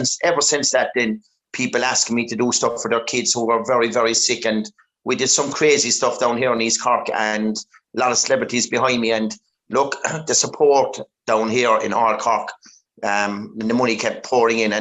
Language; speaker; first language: English; native; English